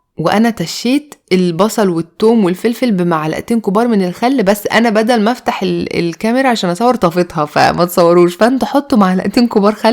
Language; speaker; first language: Arabic; native; Arabic